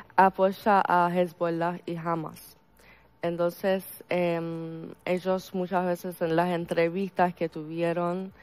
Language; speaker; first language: Spanish; non-native, fluent; Persian